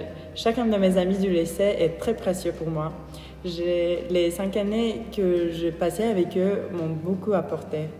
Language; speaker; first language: French; non-native, fluent; Turkish